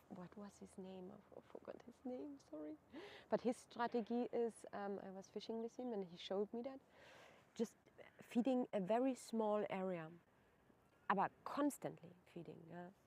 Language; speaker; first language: English; non-native, fluent; German